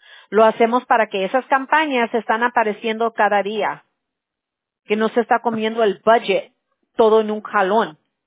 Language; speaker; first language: Spanish; early bilingual, heritage; Spanish